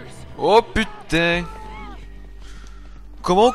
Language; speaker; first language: French; native; French